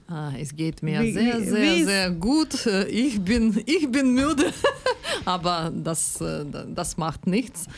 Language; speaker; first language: German; non-native, learner; Ukrainian